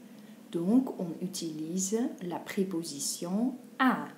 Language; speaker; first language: French; non-native, fluent; Dutch